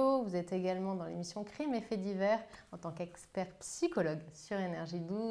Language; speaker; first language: French; native; French